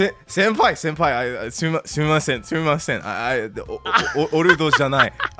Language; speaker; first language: Japanese; non-native, learner; English